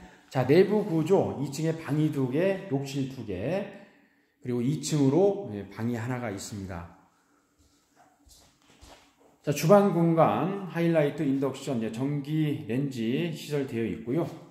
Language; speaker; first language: Korean; native; Korean